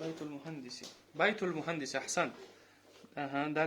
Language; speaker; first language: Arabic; non-native, fluent; Russian